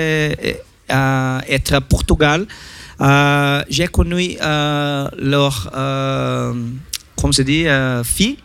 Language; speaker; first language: French; non-native, learner; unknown